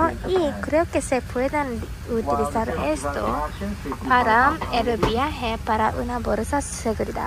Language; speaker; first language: Spanish; non-native, learner; Japanese